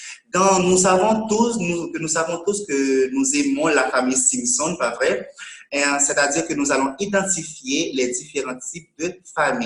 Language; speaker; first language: French; non-native, local second language; Haitian Creole